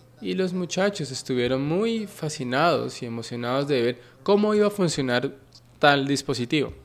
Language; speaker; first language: Spanish; non-native, fluent; Finnish